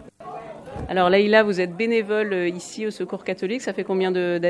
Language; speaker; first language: French; native; French